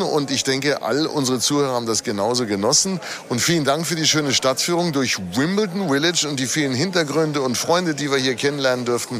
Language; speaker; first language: German; native; German